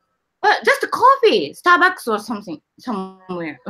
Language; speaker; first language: English; non-native, learner; Japanese